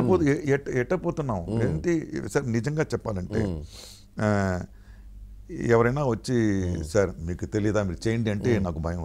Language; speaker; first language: Telugu; non-native, learner; Tamil